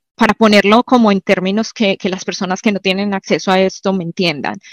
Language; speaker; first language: Spanish; native; Spanish